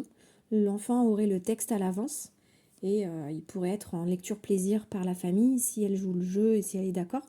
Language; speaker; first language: French; native; French